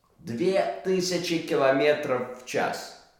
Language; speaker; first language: Russian; native; Russian